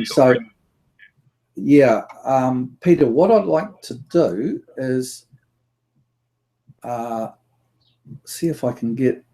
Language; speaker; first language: English; native; English